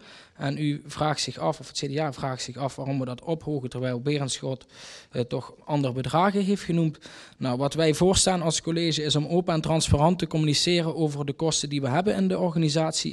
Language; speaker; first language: Dutch; native; Dutch